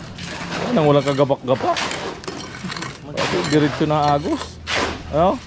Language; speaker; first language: Filipino; native; Filipino